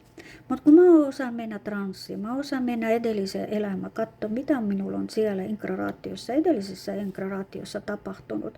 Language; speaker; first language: Finnish; non-native, fluent; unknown